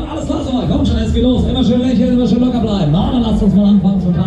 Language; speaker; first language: German; native; German